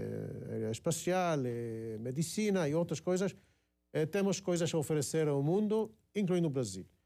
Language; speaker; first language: Portuguese; non-native, fluent; Hebrew